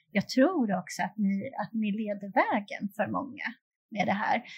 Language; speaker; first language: Swedish; native; Swedish